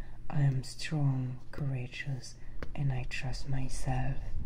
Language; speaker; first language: English; non-native, fluent; French